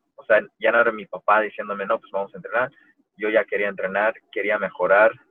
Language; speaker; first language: Spanish; early bilingual, heritage; Spanish